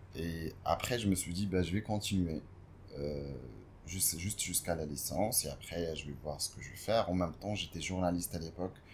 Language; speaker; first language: French; non-native, local second language; Arabic